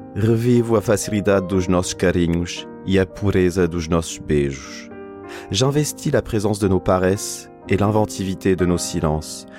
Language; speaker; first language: French; non-native, fluent; Portuguese